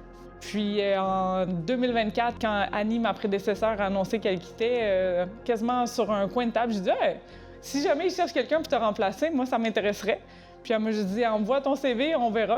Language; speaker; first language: French; native; French